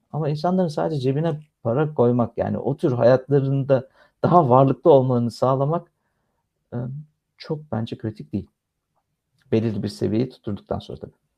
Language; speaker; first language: Turkish; native; Turkish